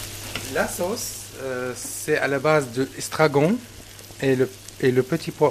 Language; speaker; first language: French; non-native, learner; Arabic